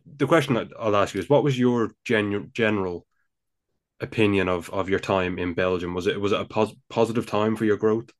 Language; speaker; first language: English; native; English